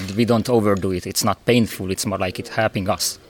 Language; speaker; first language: English; non-native, fluent; Hungarian